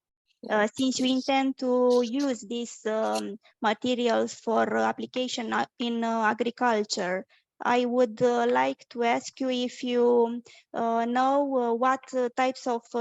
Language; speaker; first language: English; non-native, fluent; Romanian